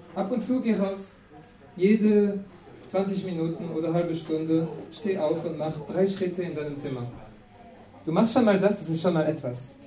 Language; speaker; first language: German; non-native, fluent; French